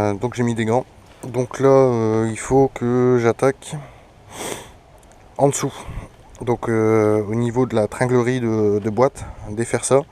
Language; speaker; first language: French; native; French